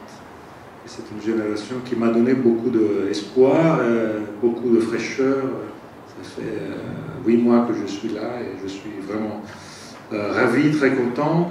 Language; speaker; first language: French; non-native, fluent; Italian